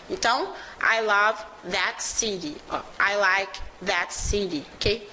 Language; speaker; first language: English; non-native, fluent; Portuguese